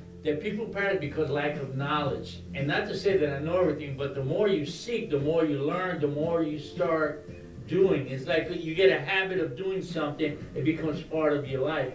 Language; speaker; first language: English; early bilingual, other home language; Spanish